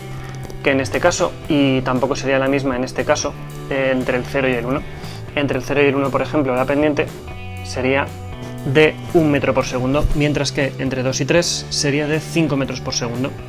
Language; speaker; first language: Spanish; native; Spanish